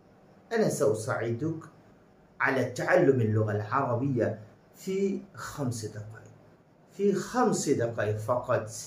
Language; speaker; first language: Arabic; non-native, fluent; Bangla